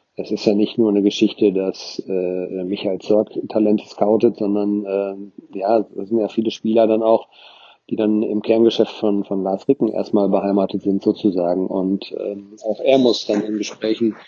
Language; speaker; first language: German; native; German